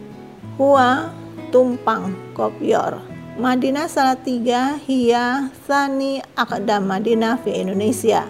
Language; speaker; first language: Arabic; non-native, fluent; Indonesian